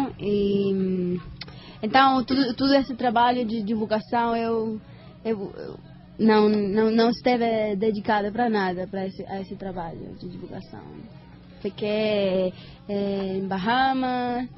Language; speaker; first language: Portuguese; non-native, learner; Spanish